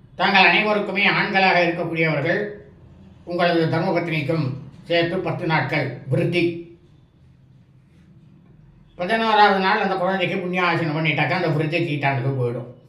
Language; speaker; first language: Tamil; native; Tamil